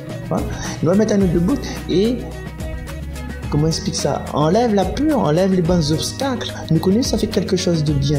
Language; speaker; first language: French; non-native, learner; Réunion Creole French